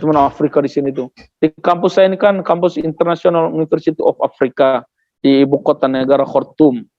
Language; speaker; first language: Indonesian; non-native, local second language; Tetum